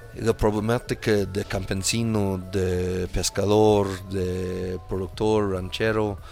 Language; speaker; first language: Spanish; non-native, fluent; English